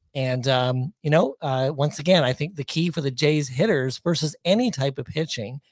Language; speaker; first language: English; native; English